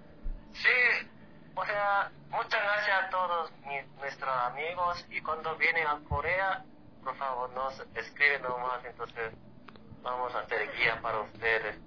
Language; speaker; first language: Spanish; non-native, fluent; Korean